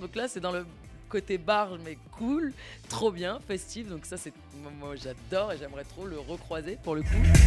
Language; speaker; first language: French; native; French